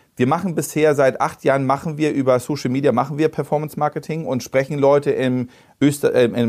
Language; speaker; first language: German; native; German